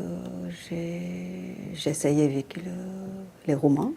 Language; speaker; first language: French; non-native, fluent; Vietnamese